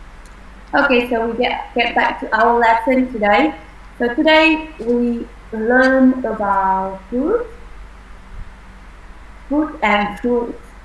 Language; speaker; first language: English; non-native, fluent; Vietnamese